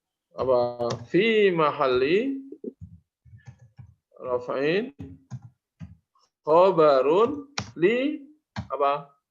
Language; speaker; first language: Arabic; non-native, learner; Indonesian